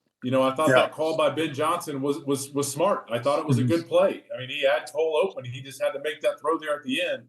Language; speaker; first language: English; native; English